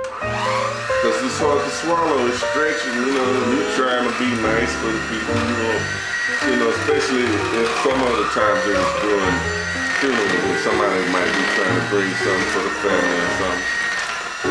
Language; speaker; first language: English; native; English